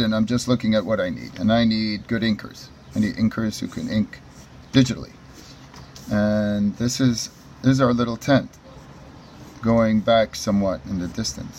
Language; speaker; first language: English; native; English